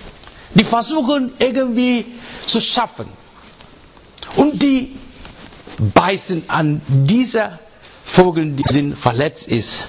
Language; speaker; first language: German; non-native, fluent; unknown